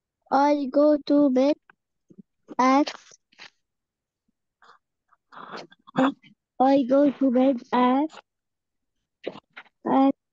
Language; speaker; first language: English; non-native, learner; Arabic